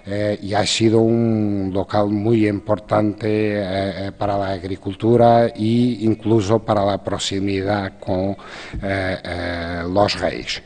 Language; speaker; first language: Spanish; non-native, fluent; Portuguese